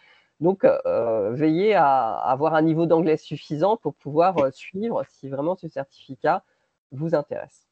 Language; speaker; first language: French; native; French